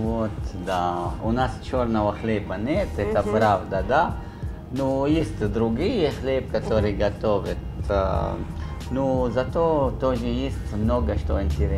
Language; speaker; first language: Russian; non-native, learner; Arabic